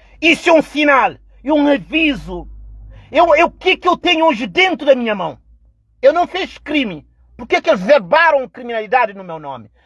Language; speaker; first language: Portuguese; non-native, local second language; Kabuverdianu